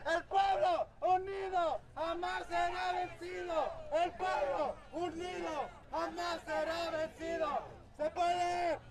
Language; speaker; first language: Spanish; early bilingual, heritage; Spanish